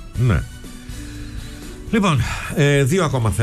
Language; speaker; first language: Greek; native; Greek